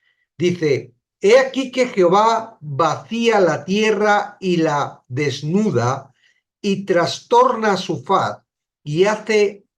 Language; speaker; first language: Spanish; native; Spanish